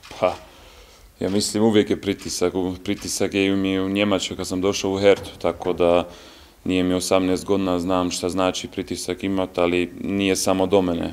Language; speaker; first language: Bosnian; early bilingual, heritage; Bosnian